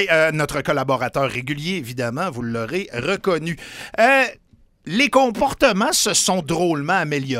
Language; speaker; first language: French; native; French